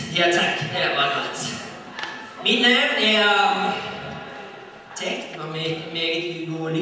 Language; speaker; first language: Danish; non-native, learner; Norwegian